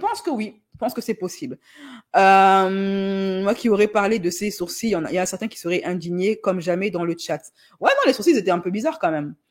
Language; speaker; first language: French; native; French